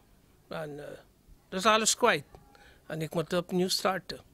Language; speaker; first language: Dutch; non-native, fluent; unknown